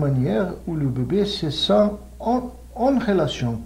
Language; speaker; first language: French; non-native, fluent; Portuguese